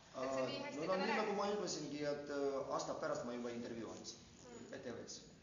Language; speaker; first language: Estonian; non-native, fluent; Ukrainian